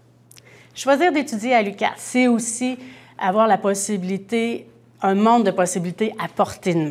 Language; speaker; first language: French; native; French